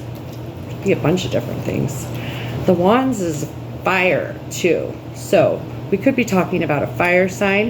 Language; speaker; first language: English; native; English